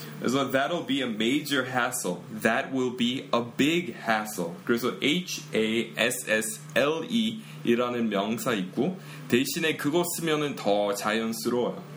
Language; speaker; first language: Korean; non-native, fluent; English